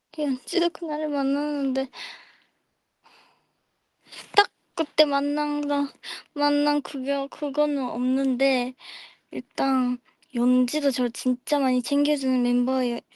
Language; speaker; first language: Korean; non-native, fluent; Japanese